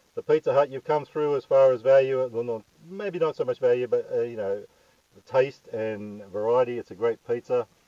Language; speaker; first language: English; native; English